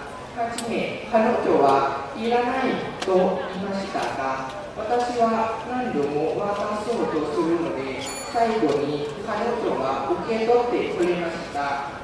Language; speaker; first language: Japanese; non-native, learner; Lao